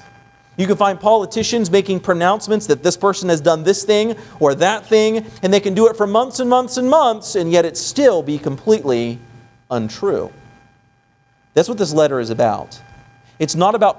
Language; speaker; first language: English; native; English